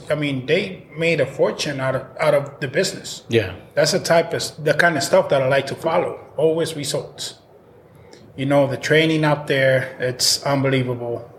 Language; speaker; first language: English; non-native, fluent; Spanish